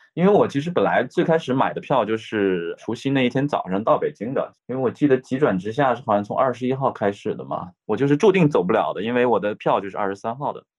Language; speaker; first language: Chinese; native; Chinese